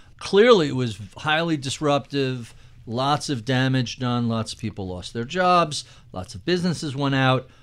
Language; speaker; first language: English; native; English